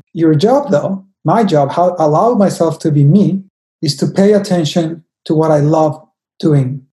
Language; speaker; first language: English; non-native, fluent; Spanish